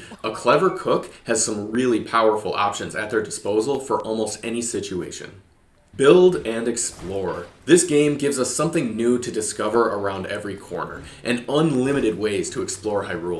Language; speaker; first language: English; native; English